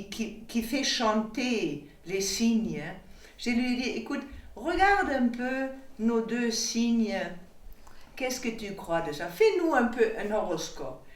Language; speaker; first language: French; non-native, fluent; German